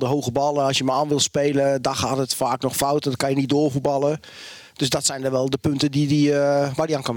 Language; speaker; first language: Dutch; native; Dutch